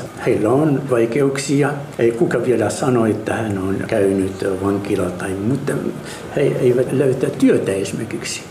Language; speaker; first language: Finnish; non-native, fluent; Arabic